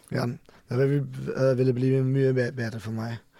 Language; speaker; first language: Norwegian; non-native, learner; German